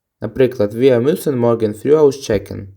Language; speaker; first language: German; non-native, fluent; Ukrainian